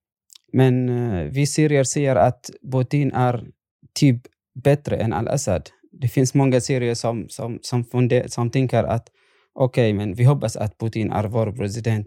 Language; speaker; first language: Swedish; non-native, fluent; Arabic